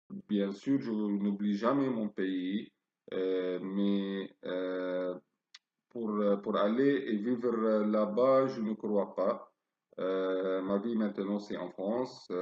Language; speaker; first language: French; non-native, fluent; Arabic